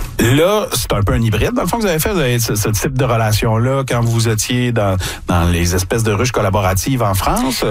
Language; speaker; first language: French; native; French